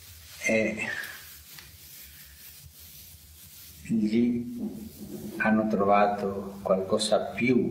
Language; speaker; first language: Italian; non-native, fluent; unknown